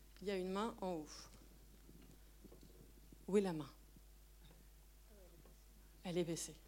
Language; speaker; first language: French; native; French